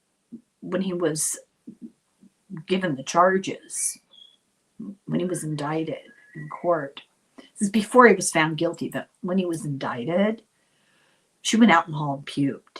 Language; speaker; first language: English; native; English